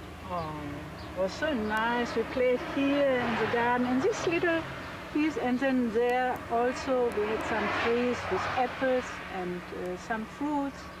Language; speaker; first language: English; non-native, learner; German